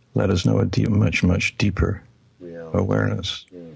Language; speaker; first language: English; native; English